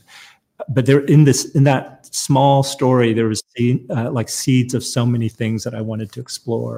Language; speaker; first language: English; native; English